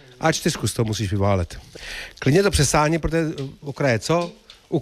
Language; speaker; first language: Czech; native; Czech